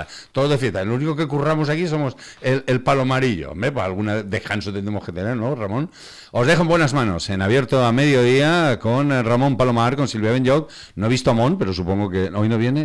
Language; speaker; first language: Spanish; native; Spanish